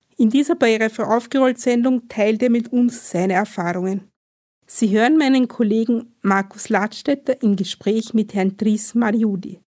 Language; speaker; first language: German; native; German